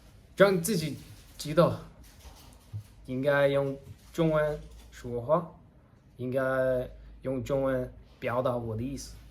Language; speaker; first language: Chinese; non-native, learner; English